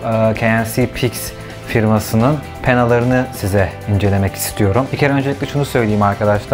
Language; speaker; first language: Turkish; native; Turkish